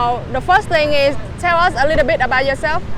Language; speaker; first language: English; non-native, fluent; Vietnamese